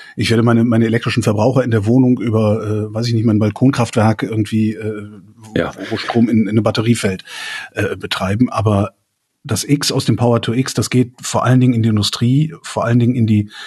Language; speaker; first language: German; native; German